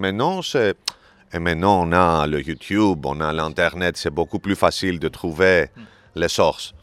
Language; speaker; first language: French; non-native, learner; Greek